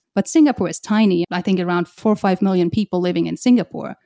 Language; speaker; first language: English; non-native, fluent; German